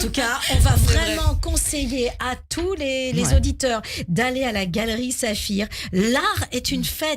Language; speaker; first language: French; native; French